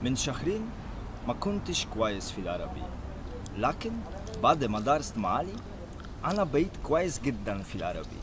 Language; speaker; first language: Arabic; non-native, learner; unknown